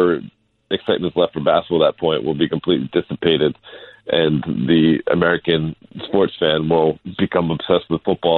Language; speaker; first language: English; native; English